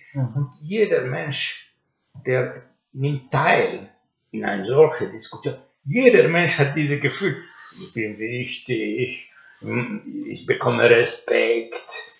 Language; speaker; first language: German; non-native, learner; Finnish